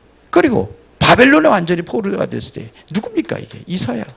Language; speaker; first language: Korean; native; Korean